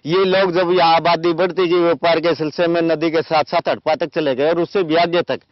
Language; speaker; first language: Hindi; native; Hindi